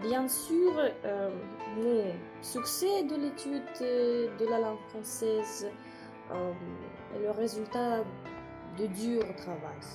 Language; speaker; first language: French; non-native, fluent; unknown